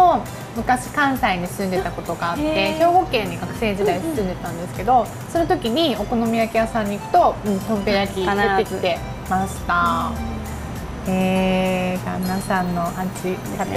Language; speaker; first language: Japanese; native; Japanese